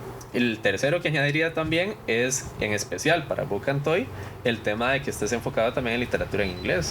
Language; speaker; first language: Spanish; native; Spanish